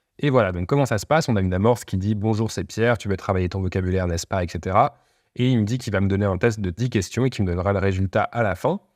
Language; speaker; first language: French; native; French